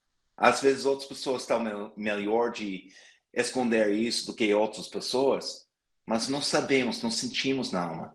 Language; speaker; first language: Portuguese; non-native, fluent; English